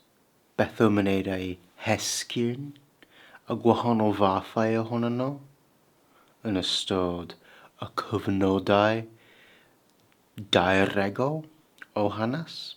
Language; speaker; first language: Welsh; non-native, fluent; English